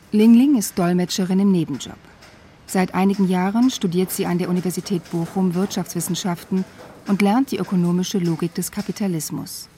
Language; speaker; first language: German; native; German